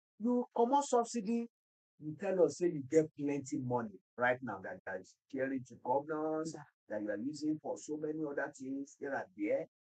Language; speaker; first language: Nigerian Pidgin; non-native, local second language; Yoruba